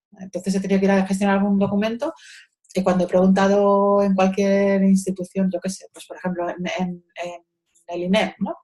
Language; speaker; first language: Spanish; native; Spanish